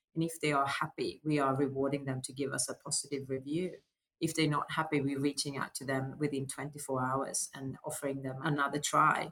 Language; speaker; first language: English; non-native, fluent; Swedish